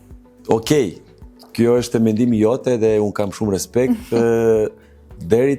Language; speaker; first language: Albanian; non-native, learner; Serbian